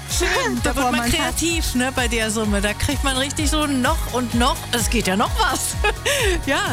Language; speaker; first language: German; native; German